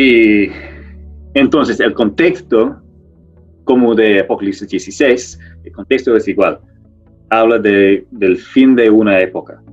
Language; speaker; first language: Spanish; non-native, fluent; English